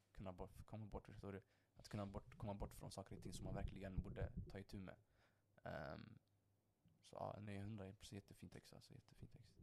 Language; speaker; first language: Swedish; early bilingual, other home language; Somali